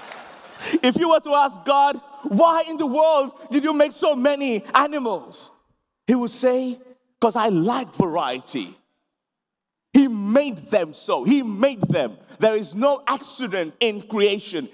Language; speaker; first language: English; non-native, local second language; Yoruba